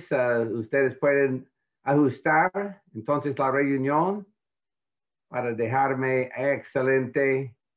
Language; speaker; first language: Spanish; non-native, fluent; English